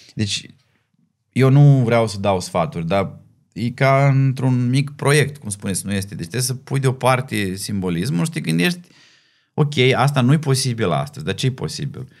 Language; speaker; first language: Romanian; native; Romanian